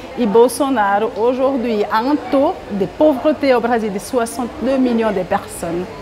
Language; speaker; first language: French; non-native, fluent; Portuguese